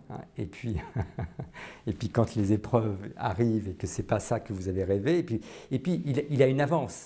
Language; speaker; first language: French; native; French